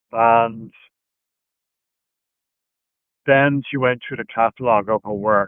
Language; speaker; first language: English; native; English